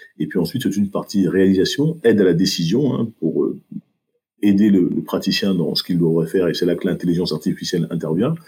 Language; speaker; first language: French; early bilingual, other home language; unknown